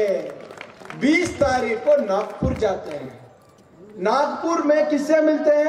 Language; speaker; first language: Hindi; non-native, local second language; Kannada